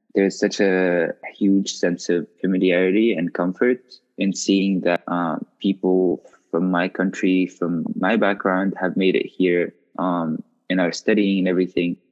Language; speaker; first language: English; non-native, fluent; Arabic